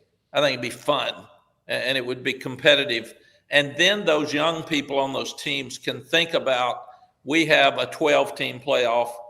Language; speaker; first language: English; native; English